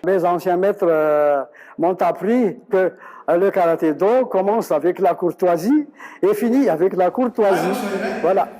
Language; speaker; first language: French; non-native, local second language; Malagasy